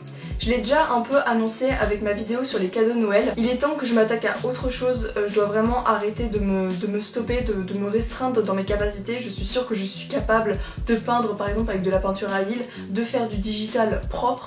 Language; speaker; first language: French; native; French